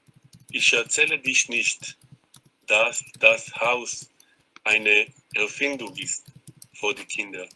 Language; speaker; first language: German; non-native, learner; Hebrew